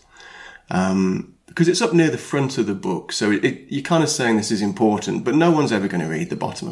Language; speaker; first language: English; native; English